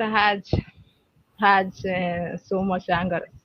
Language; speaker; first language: English; non-native, learner; Odia